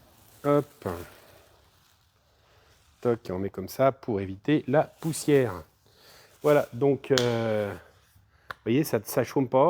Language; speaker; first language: French; native; French